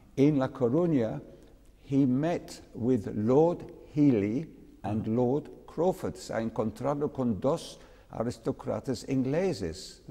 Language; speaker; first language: Spanish; non-native, learner; English